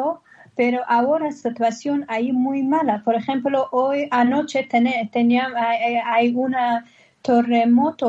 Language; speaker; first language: Spanish; non-native, learner; Persian